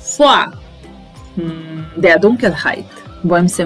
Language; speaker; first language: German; non-native, fluent; Serbian